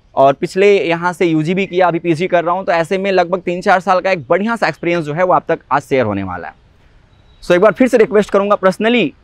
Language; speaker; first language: Hindi; native; Hindi